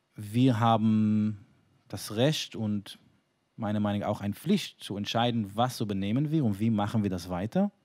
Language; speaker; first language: German; non-native, fluent; Hebrew